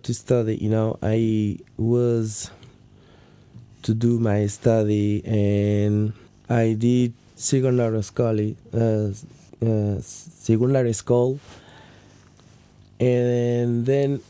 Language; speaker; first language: English; non-native, learner; Wolof